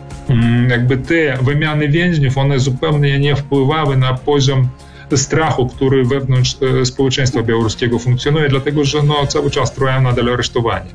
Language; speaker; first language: Polish; early bilingual, heritage; Polish